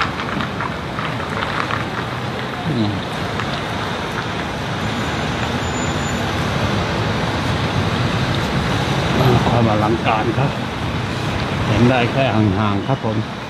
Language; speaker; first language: Thai; native; Thai